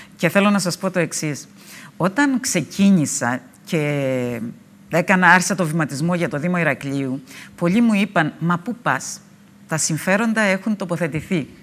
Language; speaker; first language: Greek; native; Greek